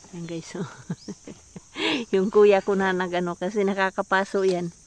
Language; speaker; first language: Filipino; native; Filipino